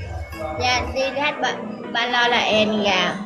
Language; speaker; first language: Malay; non-native, learner; Vietnamese